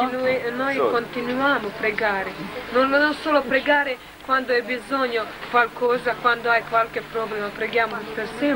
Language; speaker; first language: Italian; non-native, learner; Croatian